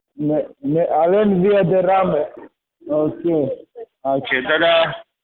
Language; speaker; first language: Dutch; early bilingual, other home language; Serbian